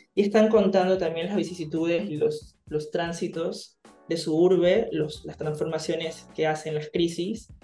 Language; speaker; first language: Spanish; native; Spanish